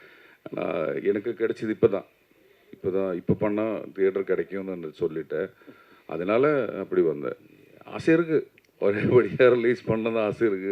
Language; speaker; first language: Tamil; non-native, learner; Malayalam